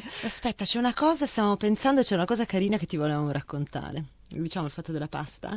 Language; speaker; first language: Italian; native; Italian